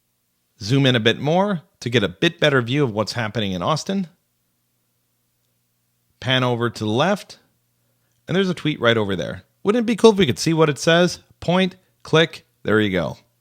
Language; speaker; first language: English; native; English